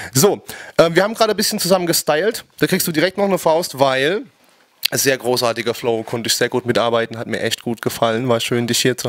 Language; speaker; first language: German; native; German